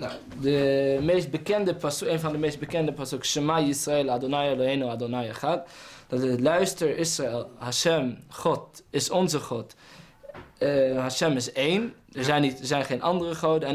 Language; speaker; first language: Dutch; native; Dutch